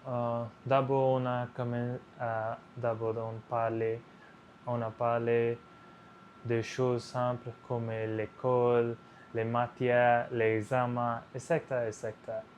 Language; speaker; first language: French; non-native, learner; Punjabi